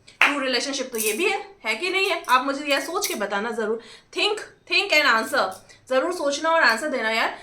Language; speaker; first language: Hindi; non-native, local second language; Bangla